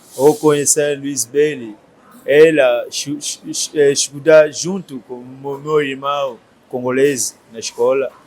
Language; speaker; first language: Portuguese; non-native, learner; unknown